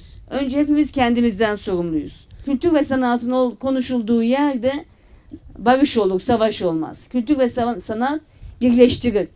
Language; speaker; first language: Turkish; native; Turkish